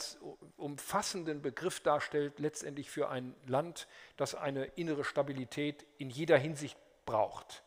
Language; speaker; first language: German; native; German